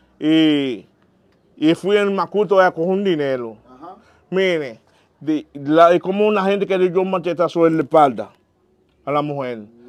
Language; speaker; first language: Spanish; non-native, learner; Haitian Creole